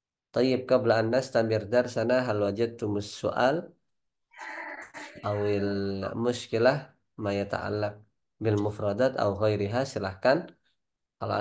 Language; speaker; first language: Arabic; non-native, fluent; Indonesian